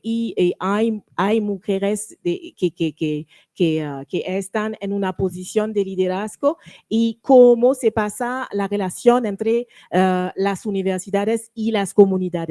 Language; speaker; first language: Spanish; non-native, learner; French